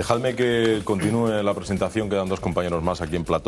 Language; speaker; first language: Spanish; native; Spanish